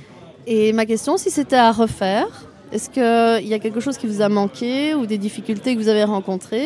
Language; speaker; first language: French; native; French